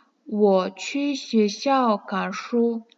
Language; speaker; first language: Chinese; non-native, fluent; Kazakh